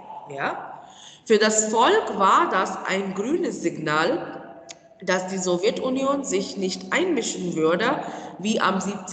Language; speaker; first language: German; non-native, fluent; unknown